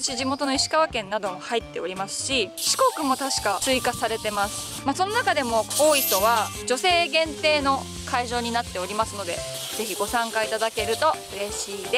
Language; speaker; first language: Japanese; native; Japanese